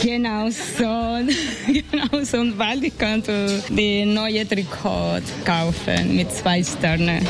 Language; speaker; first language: German; non-native, learner; Spanish